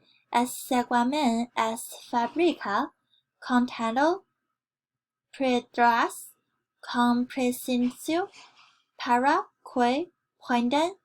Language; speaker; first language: Spanish; non-native, learner; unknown